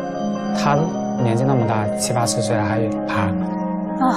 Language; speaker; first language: Chinese; native; Chinese